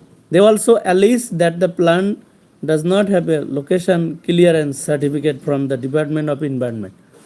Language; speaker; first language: English; non-native, local second language; Bangla